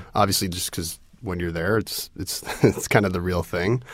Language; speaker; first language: English; native; English